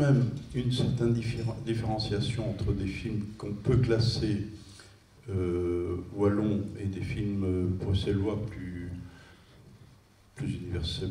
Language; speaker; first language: French; native; French